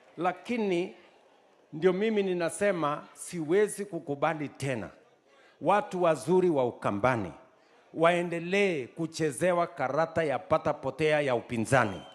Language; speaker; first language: Swahili; non-native, local second language; Kalenjin